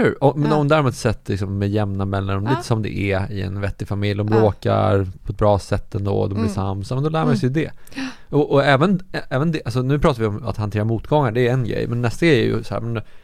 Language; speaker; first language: Swedish; native; Swedish